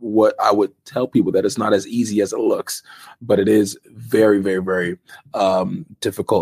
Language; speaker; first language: English; native; English